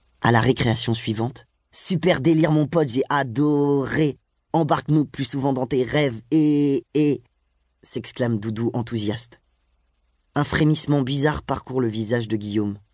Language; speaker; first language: French; native; French